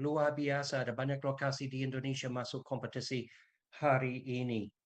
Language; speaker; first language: Indonesian; non-native, learner; English